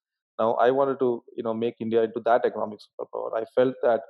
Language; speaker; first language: English; non-native, local second language; Tamil